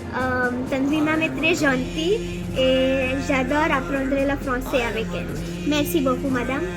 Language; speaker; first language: French; non-native, learner; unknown